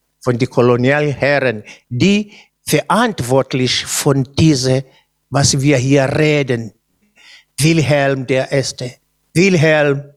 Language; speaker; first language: German; non-native, fluent; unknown